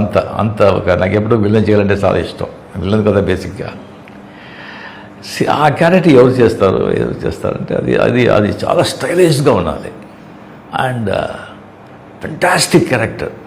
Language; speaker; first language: Telugu; non-native, local second language; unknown